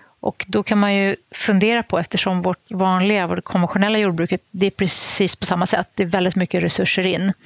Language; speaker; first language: Swedish; native; Swedish